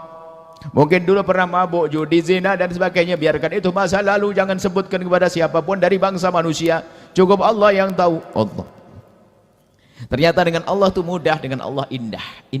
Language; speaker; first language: Indonesian; native; Indonesian